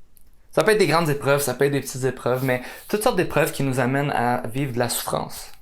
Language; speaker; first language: French; native; French